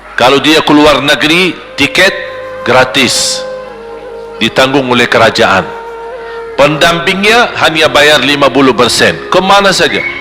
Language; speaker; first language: Malay; non-native, fluent; Arabic